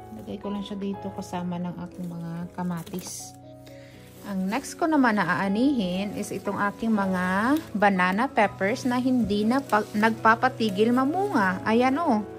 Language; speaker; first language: Filipino; non-native, local second language; Hiligaynon